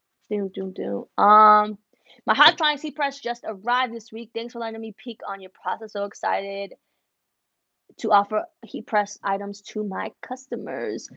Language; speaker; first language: English; early bilingual, other home language; Spanish